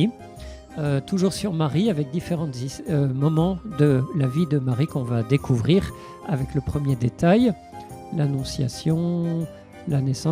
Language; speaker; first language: French; native; French